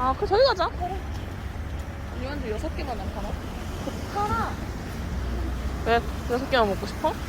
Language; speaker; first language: Korean; native; Korean